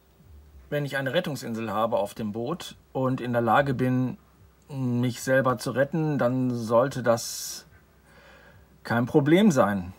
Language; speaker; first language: German; native; German